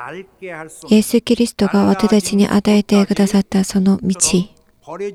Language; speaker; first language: Japanese; non-native, learner; Korean